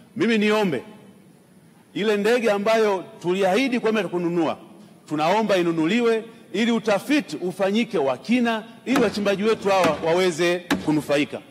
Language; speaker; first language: Swahili; native; Swahili